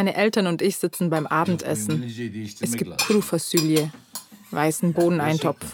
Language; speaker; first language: German; early bilingual, other home language; Turkish